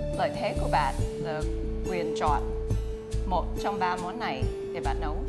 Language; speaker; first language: Vietnamese; early bilingual, heritage; English